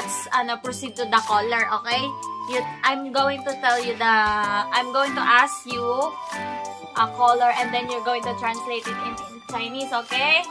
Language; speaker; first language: English; non-native, local second language; Filipino